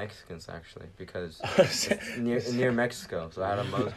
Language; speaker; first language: English; early bilingual, other home language; Japanese